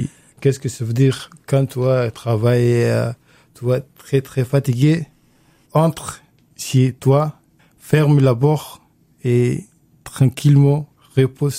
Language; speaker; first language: French; non-native, learner; Arabic